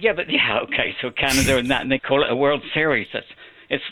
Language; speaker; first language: English; native; English